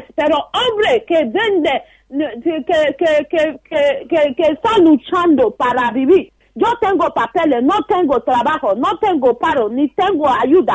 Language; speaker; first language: Spanish; non-native, learner; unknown